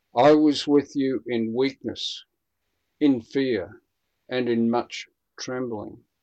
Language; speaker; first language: English; native; English